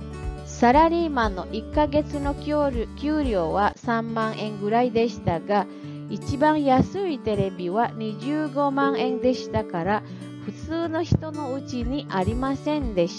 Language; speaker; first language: Japanese; non-native, fluent; Indonesian